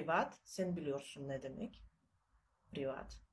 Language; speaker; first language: Turkish; non-native, learner; Russian